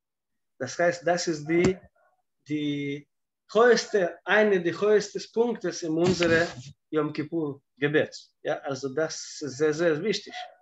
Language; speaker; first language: German; non-native, fluent; Russian